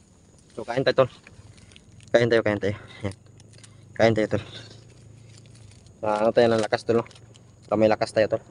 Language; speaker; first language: Filipino; non-native, local second language; Cebuano